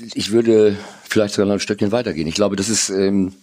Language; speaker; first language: German; native; German